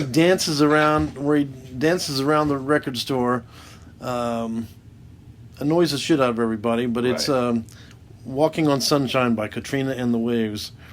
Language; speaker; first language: English; native; English